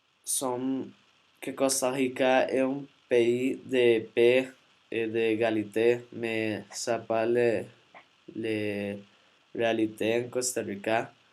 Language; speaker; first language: French; non-native, learner; Spanish